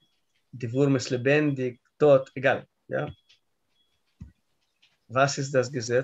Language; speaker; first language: German; non-native, learner; Russian